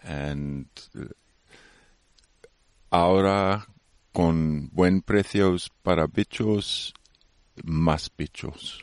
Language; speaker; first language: Spanish; non-native, learner; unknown